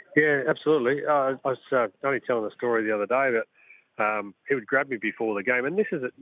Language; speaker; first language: English; native; English